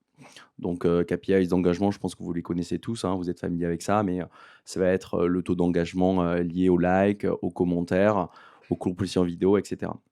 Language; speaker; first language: French; native; French